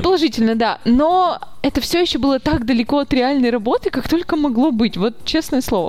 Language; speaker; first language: Russian; native; Russian